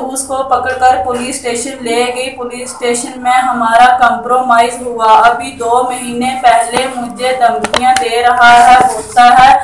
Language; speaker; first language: Hindi; native; Hindi